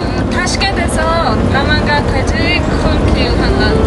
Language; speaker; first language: Korean; non-native, learner; Uzbek